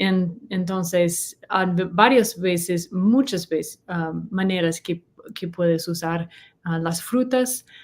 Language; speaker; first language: Spanish; non-native, learner; English